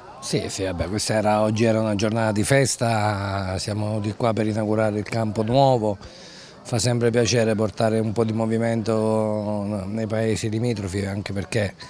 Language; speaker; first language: Italian; native; Italian